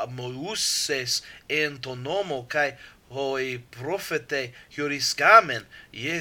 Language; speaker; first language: Greek; non-native, learner; English